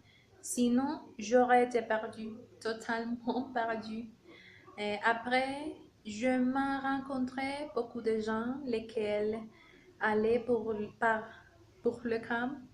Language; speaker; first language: French; non-native, learner; Spanish